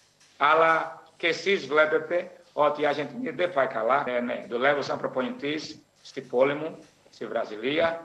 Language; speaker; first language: Greek; non-native, fluent; Portuguese